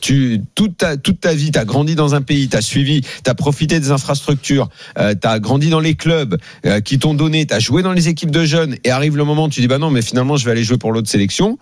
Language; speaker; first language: French; native; French